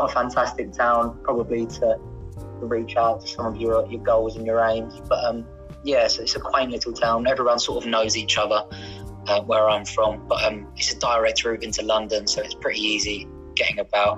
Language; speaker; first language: English; native; English